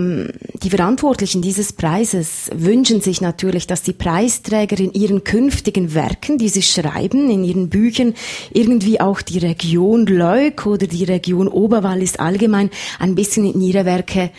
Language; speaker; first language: German; native; German